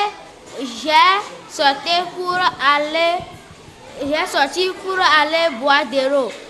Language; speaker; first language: French; non-native, learner; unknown